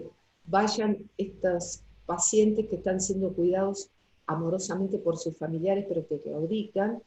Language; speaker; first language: Spanish; native; Spanish